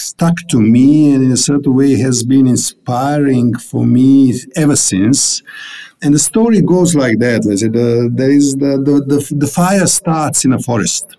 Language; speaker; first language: English; non-native, fluent; Bosnian